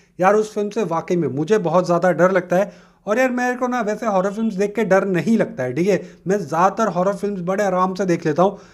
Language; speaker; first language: Hindi; native; Hindi